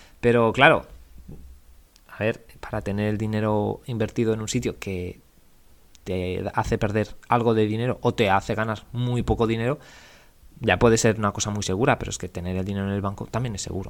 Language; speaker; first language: Spanish; native; Spanish